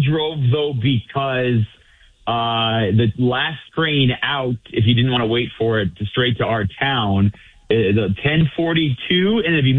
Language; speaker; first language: English; native; English